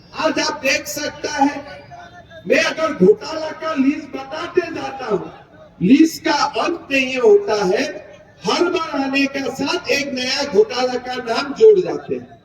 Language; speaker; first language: Hindi; non-native, local second language; Assamese